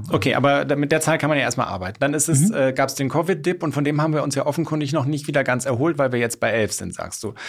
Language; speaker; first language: German; native; German